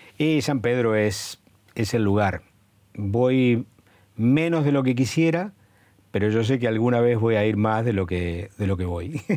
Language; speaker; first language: Spanish; native; Spanish